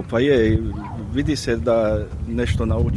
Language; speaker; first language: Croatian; early bilingual, heritage; Croatian